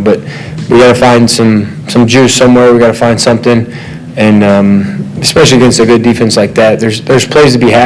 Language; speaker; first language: English; native; English